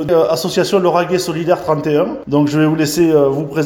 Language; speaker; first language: French; native; French